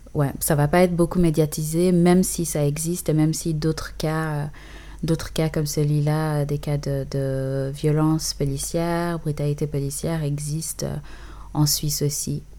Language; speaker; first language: French; early bilingual, other home language; English